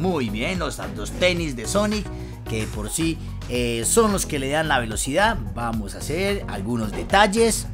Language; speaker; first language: Spanish; native; Spanish